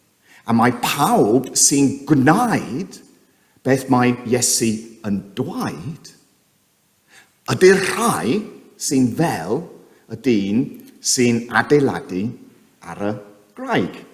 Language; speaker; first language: Welsh; non-native, fluent; English